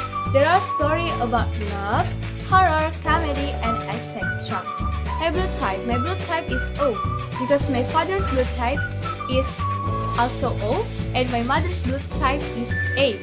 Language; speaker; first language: English; non-native, learner; Indonesian